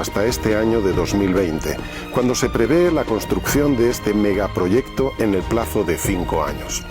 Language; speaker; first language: Spanish; native; Spanish